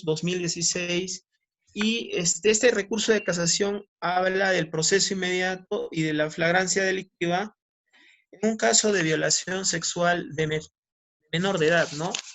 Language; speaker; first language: Spanish; native; Spanish